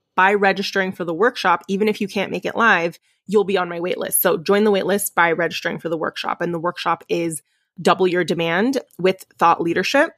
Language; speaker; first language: English; early bilingual, other home language; Spanish